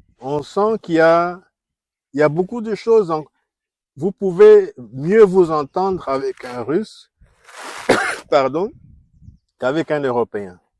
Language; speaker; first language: French; non-native, local second language; Kongo